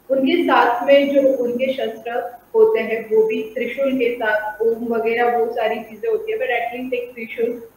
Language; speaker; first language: Hindi; non-native, local second language; Marathi